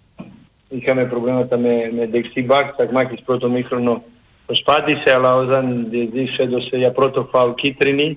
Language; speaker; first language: Greek; non-native, learner; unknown